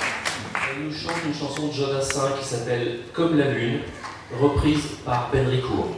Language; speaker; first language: French; native; French